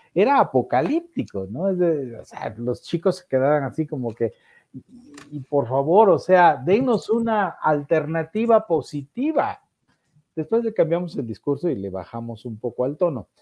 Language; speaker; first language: Spanish; native; Spanish